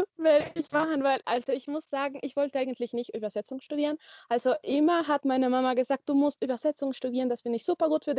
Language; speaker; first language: German; non-native, learner; Spanish